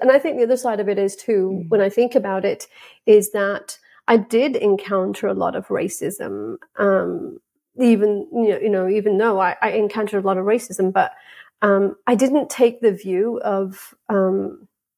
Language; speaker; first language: English; native; English